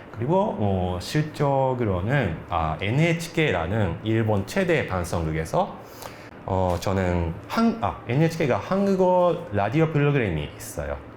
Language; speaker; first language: Korean; non-native, fluent; Japanese